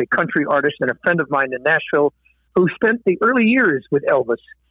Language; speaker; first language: English; native; English